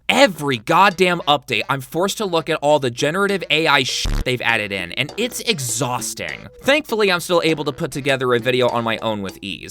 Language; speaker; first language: English; native; English